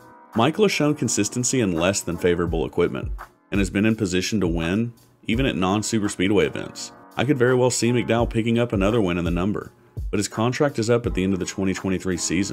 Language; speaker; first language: English; native; English